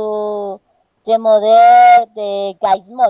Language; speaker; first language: English; non-native, learner; Spanish